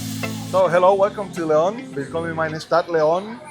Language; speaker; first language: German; non-native, learner; Spanish